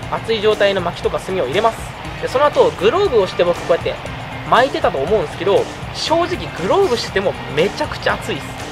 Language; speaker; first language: Japanese; native; Japanese